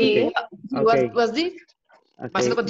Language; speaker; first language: Spanish; native; Spanish